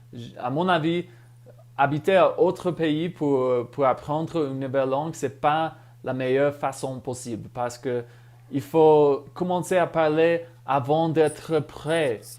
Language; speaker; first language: French; non-native, fluent; English